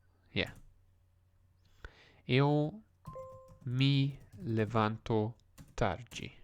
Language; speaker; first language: Portuguese; non-native, learner; English